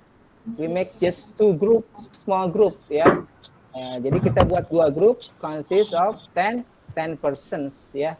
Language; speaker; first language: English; non-native, learner; Indonesian